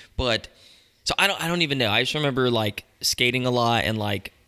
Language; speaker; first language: English; native; English